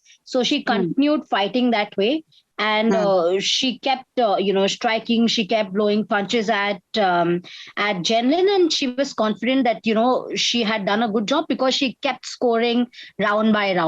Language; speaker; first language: English; non-native, local second language; Hindi